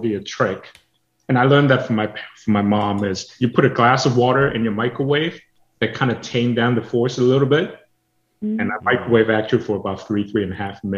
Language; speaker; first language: English; non-native, local second language; Cantonese